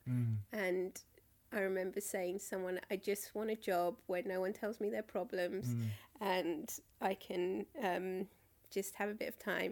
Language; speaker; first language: English; native; English